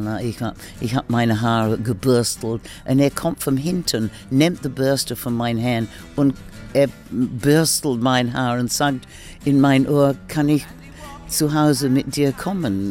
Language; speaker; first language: German; non-native, learner; English